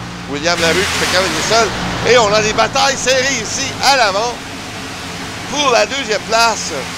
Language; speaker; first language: French; native; French